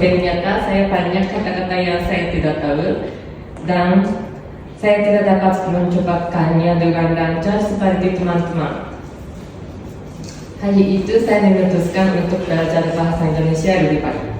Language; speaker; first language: Indonesian; non-native, fluent; Japanese